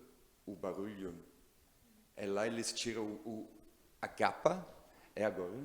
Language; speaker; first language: Portuguese; non-native, learner; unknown